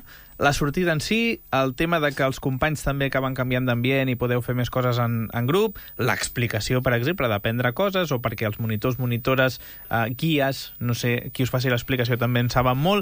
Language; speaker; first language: Catalan; native; Catalan